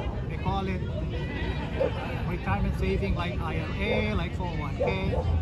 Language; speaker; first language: English; non-native, fluent; Indonesian